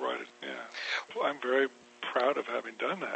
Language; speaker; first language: English; native; English